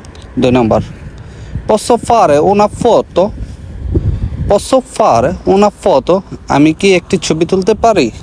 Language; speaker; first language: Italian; non-native, learner; Bangla